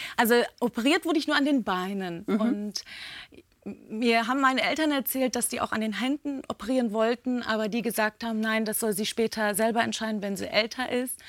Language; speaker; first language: German; early bilingual, other home language; Turkish